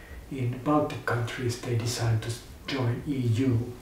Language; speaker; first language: English; non-native, fluent; Finnish